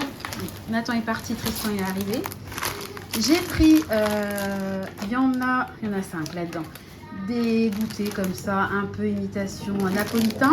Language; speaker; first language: French; native; French